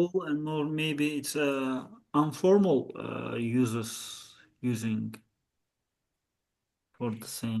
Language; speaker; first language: English; non-native, learner; Azerbaijani